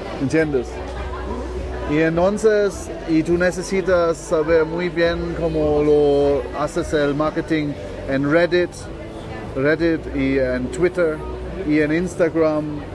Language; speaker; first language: Spanish; non-native, learner; German